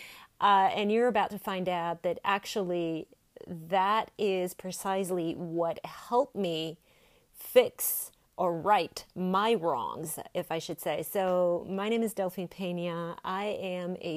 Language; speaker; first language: English; non-native, fluent; French